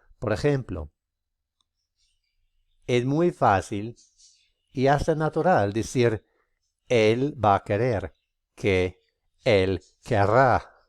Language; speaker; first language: Spanish; non-native, fluent; English